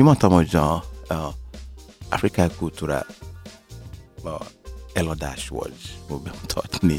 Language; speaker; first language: Hungarian; non-native, learner; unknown